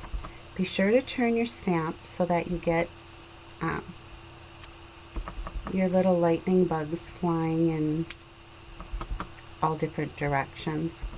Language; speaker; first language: English; native; English